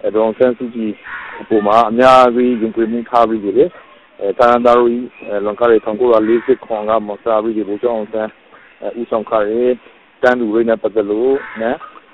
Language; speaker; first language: Burmese; native; Burmese